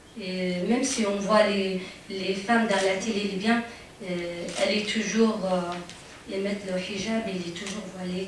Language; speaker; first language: French; non-native, fluent; Arabic